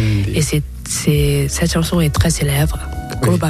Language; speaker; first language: French; non-native, learner; Thai